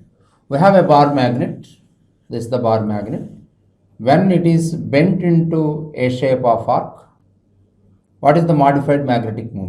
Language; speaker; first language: English; non-native, local second language; Telugu